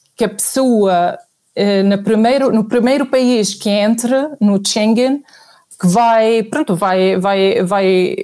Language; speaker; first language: Portuguese; non-native, fluent; Arabic